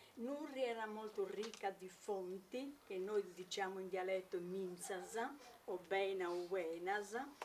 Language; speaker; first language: Italian; native; Italian